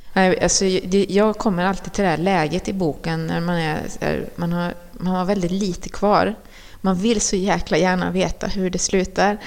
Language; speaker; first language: Swedish; early bilingual, other home language; Spanish